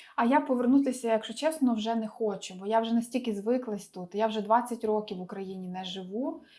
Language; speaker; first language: Ukrainian; native; Ukrainian